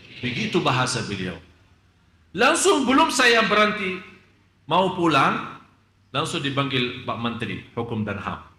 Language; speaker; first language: Malay; non-native, fluent; Arabic